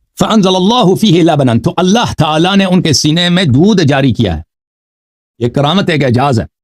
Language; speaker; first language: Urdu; non-native, fluent; Persian